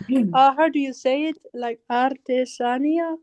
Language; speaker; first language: English; non-native, learner; German